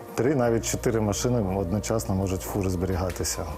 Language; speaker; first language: Ukrainian; native; Ukrainian